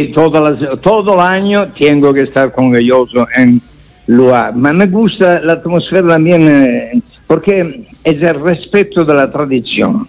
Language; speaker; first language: Spanish; non-native, fluent; Italian